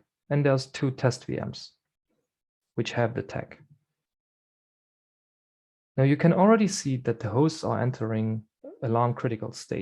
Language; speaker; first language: English; non-native, fluent; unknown